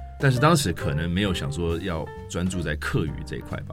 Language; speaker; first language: Chinese; native; Chinese